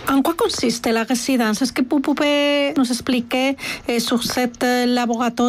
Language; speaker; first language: French; non-native, fluent; Spanish